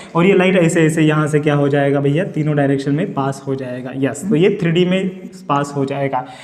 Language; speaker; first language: Hindi; non-native, local second language; Marathi